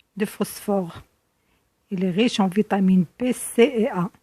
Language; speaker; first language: French; non-native, local second language; Arabic